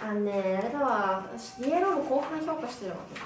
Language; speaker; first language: Japanese; native; Japanese